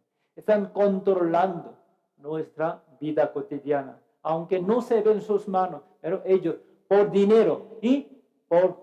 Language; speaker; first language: Spanish; non-native, fluent; Korean